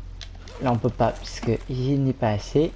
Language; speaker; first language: French; native; French